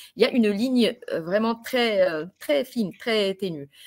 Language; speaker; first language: French; non-native, fluent; Arabic